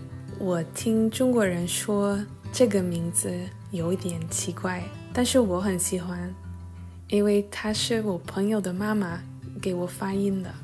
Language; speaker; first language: Chinese; non-native, fluent; Dutch